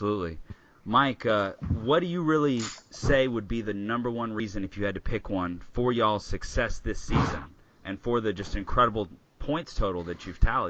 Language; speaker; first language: English; native; English